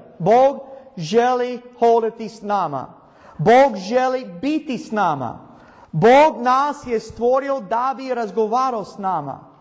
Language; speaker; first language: Croatian; non-native, learner; English